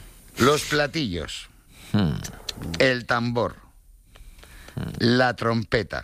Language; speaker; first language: Spanish; native; Spanish